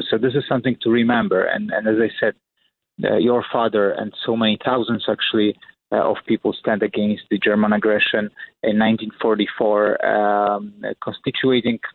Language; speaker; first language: English; non-native, fluent; Polish